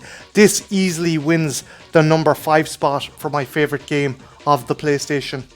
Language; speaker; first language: English; native; English